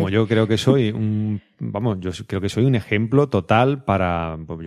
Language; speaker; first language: Spanish; native; Spanish